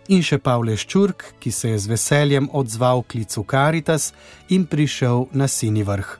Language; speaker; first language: Slovenian; native; Slovenian